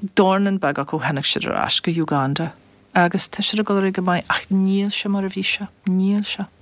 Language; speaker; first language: Irish; non-native, fluent; English